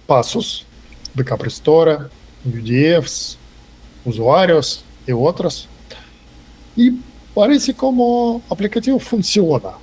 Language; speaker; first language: Portuguese; non-native, fluent; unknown